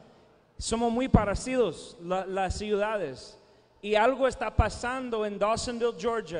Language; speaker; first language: Spanish; non-native, fluent; English